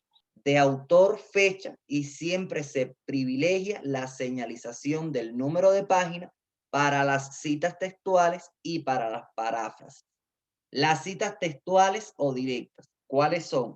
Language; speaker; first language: Spanish; native; Spanish